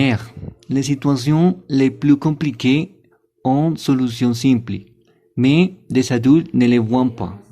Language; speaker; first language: French; non-native, learner; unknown